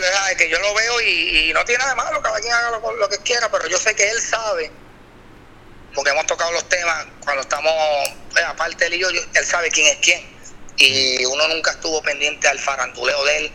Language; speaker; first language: Spanish; native; Spanish